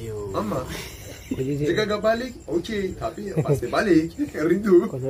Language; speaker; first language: Indonesian; non-native, learner; Kurdish